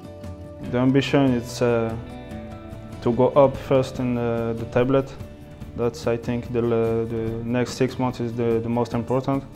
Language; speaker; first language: English; non-native, learner; French